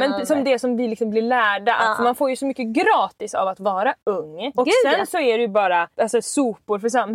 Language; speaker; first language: Swedish; native; Swedish